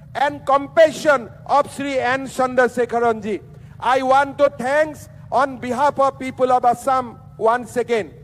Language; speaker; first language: English; non-native, local second language; Assamese